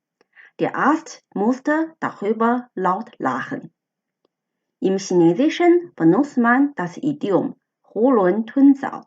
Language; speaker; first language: German; non-native, fluent; Chinese